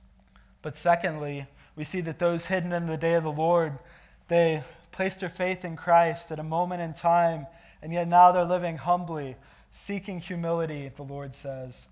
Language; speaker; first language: English; native; English